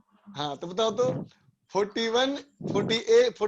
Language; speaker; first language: Hindi; native; Hindi